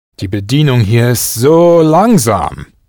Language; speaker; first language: German; non-native, learner; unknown